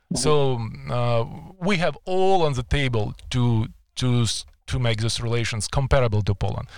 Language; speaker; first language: English; non-native, fluent; Ukrainian